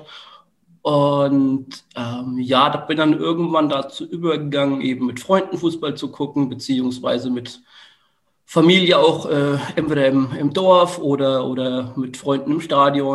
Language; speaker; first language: German; native; German